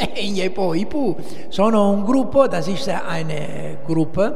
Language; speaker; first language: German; non-native, learner; Italian